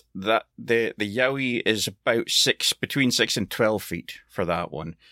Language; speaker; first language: English; native; English